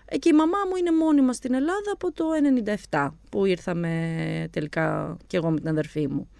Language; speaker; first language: Greek; early bilingual, other home language; Albanian